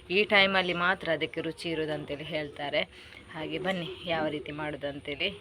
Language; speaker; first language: Kannada; non-native, local second language; Tulu